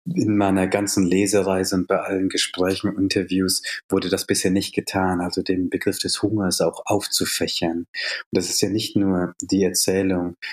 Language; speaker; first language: German; native; German